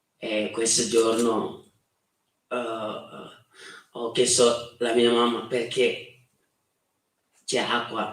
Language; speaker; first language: Italian; non-native, fluent; Wolof